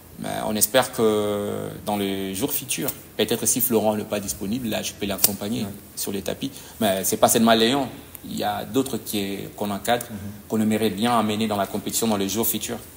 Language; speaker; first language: French; non-native, local second language; Lingala